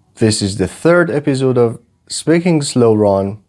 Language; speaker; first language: English; non-native, fluent; Persian